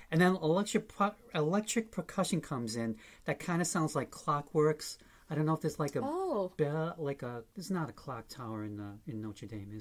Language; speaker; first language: English; native; English